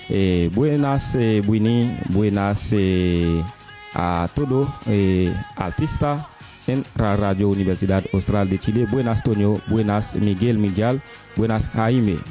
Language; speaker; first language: Spanish; non-native, learner; Haitian Creole